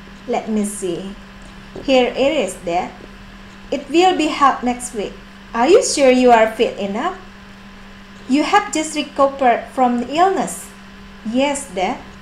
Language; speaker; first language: English; non-native, fluent; Indonesian